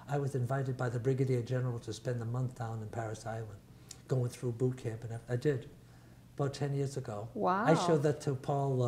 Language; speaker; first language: English; early bilingual, other home language; Italian